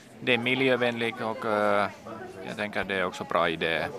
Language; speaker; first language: Swedish; non-native, local second language; Finnish